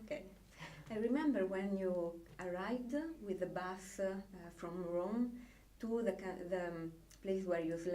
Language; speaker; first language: English; non-native, fluent; Italian